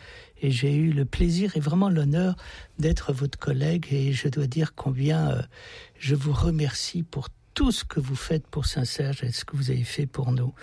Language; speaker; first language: French; native; French